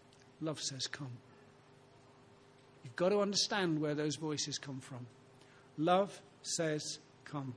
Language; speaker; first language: English; native; English